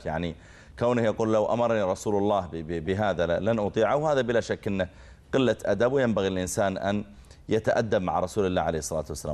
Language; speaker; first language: Arabic; native; Arabic